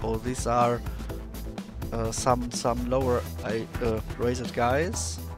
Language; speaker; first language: English; non-native, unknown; German